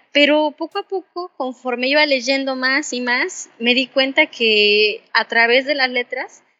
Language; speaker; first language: Spanish; native; Spanish